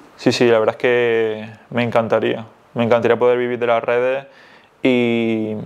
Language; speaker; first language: Spanish; native; Spanish